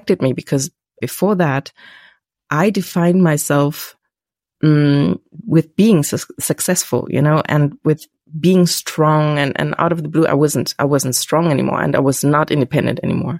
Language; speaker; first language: English; non-native, fluent; German